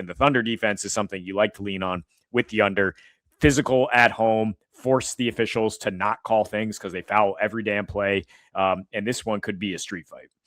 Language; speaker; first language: English; native; English